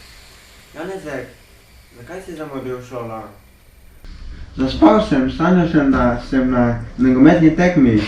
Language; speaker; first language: Slovenian; early bilingual, other home language; Polish